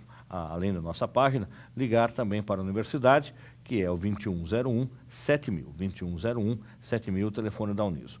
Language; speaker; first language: Portuguese; native; Portuguese